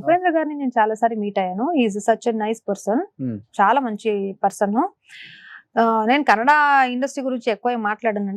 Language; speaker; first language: Telugu; non-native, local second language; Kannada